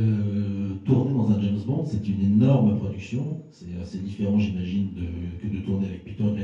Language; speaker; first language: French; native; French